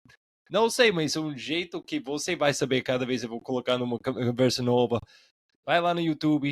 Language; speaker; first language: Portuguese; non-native, fluent; English